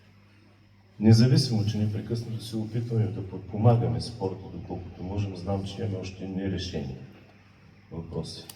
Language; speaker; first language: Bulgarian; native; Bulgarian